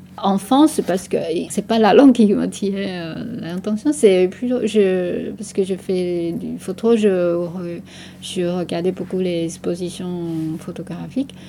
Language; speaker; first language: French; non-native, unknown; Min Nan Chinese